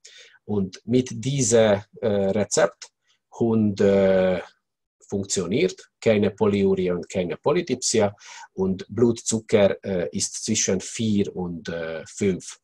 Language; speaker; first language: German; non-native, learner; Hungarian